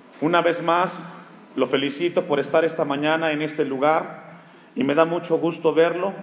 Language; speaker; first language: Spanish; native; Spanish